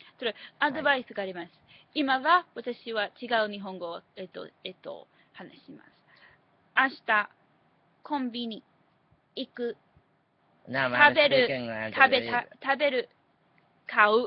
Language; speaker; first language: Japanese; non-native, learner; English